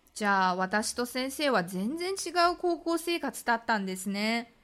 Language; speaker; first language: Japanese; non-native, fluent; Chinese